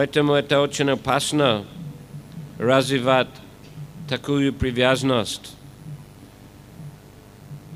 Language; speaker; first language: Russian; non-native, fluent; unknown